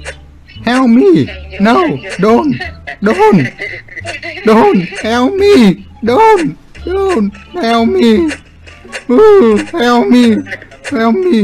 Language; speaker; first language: English; non-native, learner; Vietnamese